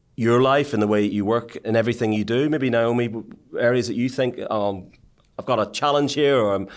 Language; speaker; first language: English; native; English